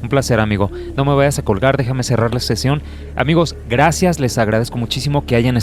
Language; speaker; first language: Spanish; native; Spanish